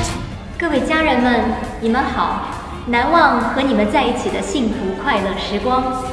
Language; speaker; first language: Chinese; native; Chinese